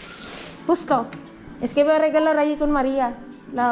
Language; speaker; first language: Spanish; non-native, learner; Filipino